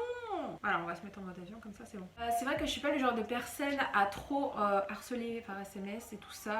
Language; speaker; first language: French; native; French